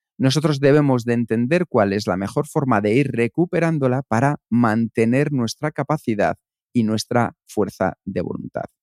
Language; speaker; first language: Spanish; native; Spanish